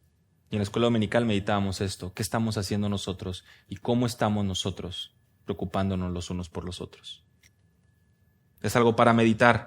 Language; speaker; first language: Spanish; native; Spanish